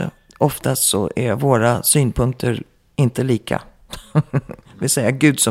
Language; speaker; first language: Swedish; early bilingual, heritage; Swedish